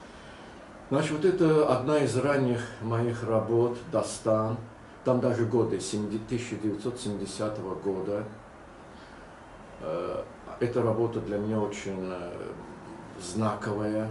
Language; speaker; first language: Russian; non-native, local second language; Azerbaijani